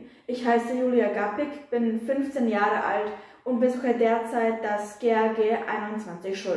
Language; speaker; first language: German; non-native, fluent; Polish